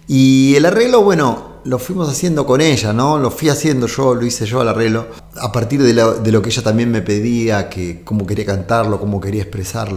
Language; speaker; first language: Spanish; native; Spanish